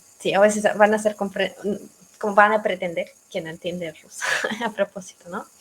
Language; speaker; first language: Spanish; non-native, fluent; Russian